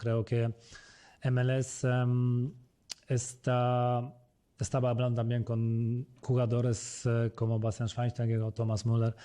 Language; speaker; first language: Spanish; non-native, fluent; Polish